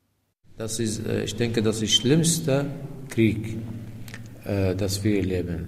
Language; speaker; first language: German; non-native, learner; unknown